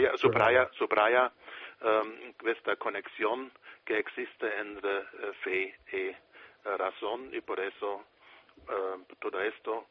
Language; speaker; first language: Spanish; non-native, fluent; German